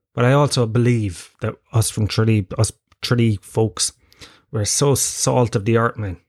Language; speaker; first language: English; native; English